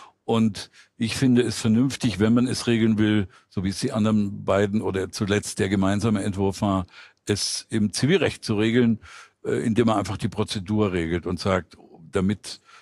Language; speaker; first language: German; native; German